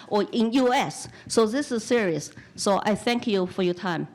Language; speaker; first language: English; non-native, fluent; Chinese